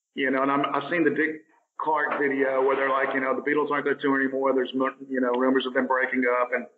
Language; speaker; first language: English; native; English